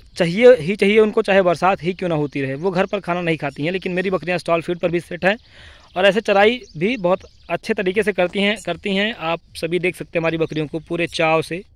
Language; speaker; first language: Hindi; native; Hindi